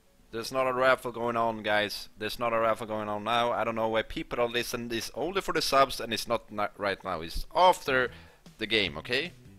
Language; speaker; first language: English; non-native, fluent; Swedish